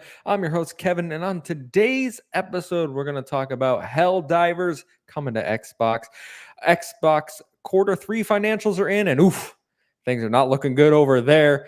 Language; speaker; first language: English; native; English